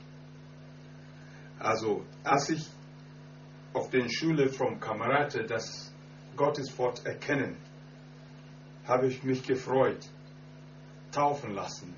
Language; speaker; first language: German; non-native, fluent; Akan